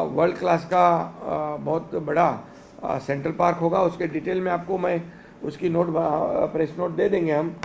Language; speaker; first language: Hindi; non-native, local second language; Marathi